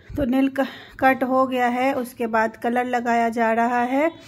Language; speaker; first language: Hindi; native; Hindi